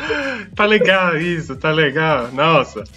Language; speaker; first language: Portuguese; non-native, fluent; Spanish